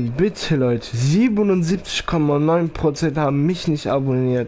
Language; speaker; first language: German; early bilingual, other home language; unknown